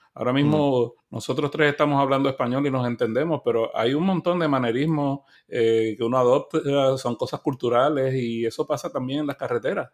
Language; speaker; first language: Spanish; native; Spanish